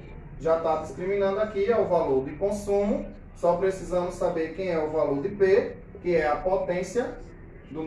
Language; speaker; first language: Portuguese; native; Portuguese